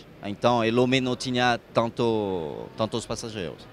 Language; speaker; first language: Portuguese; non-native, fluent; French